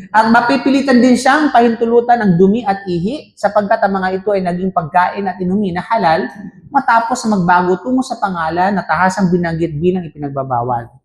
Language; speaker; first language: Filipino; non-native, local second language; Cebuano